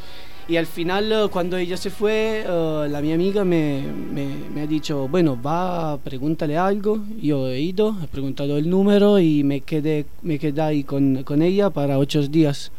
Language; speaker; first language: Spanish; non-native, learner; Italian